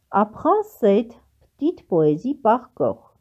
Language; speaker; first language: French; non-native, fluent; Armenian